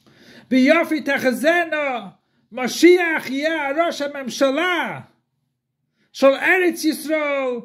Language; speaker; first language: Hebrew; non-native, fluent; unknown